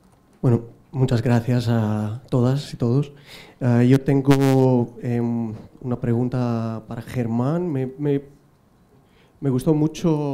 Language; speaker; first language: Spanish; non-native, fluent; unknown